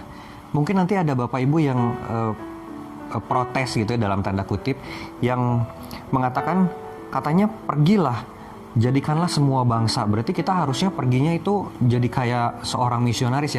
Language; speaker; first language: Indonesian; native; Indonesian